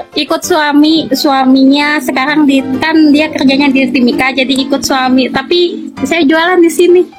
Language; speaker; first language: Indonesian; native; Indonesian